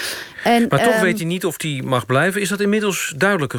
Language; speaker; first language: Dutch; native; Dutch